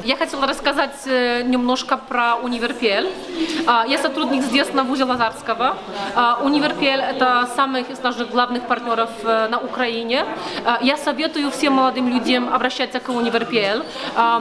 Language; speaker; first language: Russian; non-native, learner; Polish